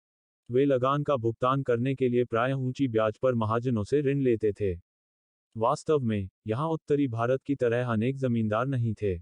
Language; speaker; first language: Hindi; native; Hindi